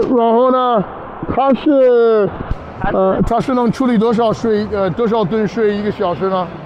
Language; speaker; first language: Chinese; non-native, fluent; English